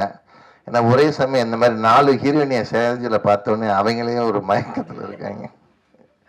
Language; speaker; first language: Tamil; native; Tamil